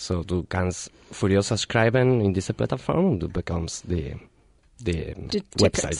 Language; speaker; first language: German; non-native, learner; Spanish